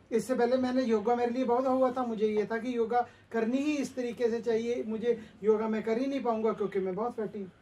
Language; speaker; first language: Hindi; native; Hindi